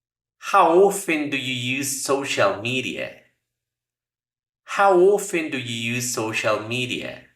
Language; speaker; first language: English; non-native, fluent; Spanish